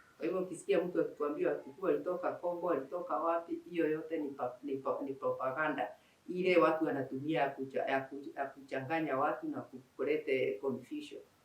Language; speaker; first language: Swahili; non-native, local second language; Kikuyu